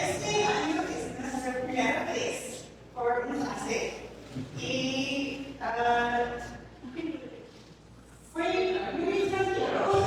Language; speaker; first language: Spanish; non-native, learner; English